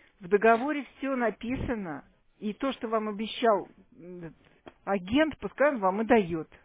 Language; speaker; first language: Russian; native; Russian